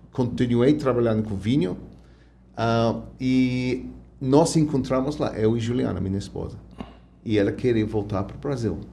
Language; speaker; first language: Portuguese; non-native, fluent; English